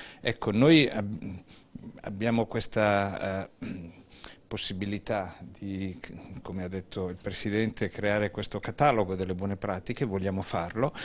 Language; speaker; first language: Italian; native; Italian